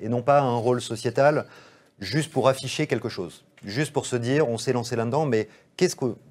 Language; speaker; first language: French; native; French